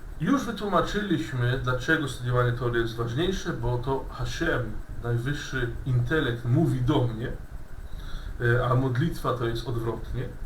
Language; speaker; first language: Polish; non-native, fluent; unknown